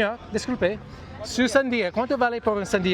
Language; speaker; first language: Spanish; non-native, learner; English